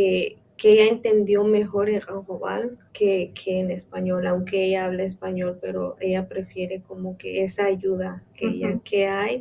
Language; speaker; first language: Spanish; non-native, local second language; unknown